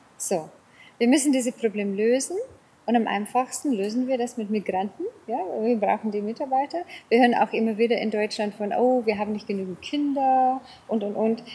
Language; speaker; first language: German; non-native, fluent; Afrikaans